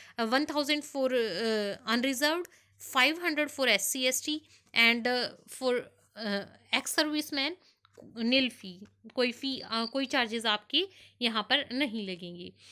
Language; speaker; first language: Hindi; non-native, local second language; Punjabi